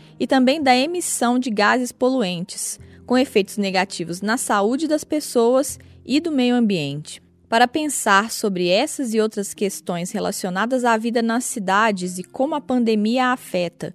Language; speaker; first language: Portuguese; native; Portuguese